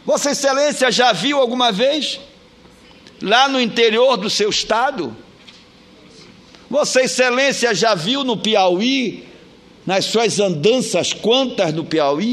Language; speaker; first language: Portuguese; native; Portuguese